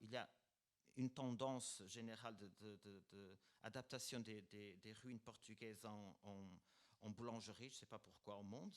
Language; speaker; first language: French; non-native, fluent; Portuguese